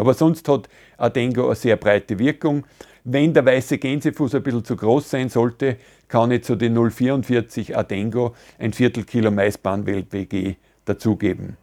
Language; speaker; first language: German; native; German